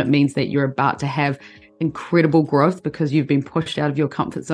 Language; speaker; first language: English; native; English